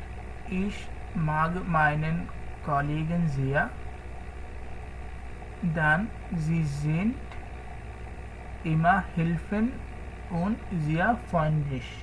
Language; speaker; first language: German; non-native, learner; Bangla